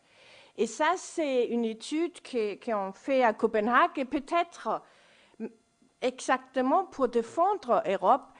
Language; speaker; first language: French; non-native, fluent; Danish